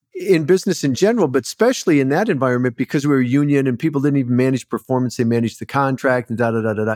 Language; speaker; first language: English; native; English